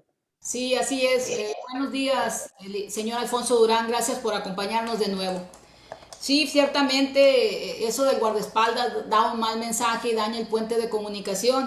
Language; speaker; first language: Spanish; native; Spanish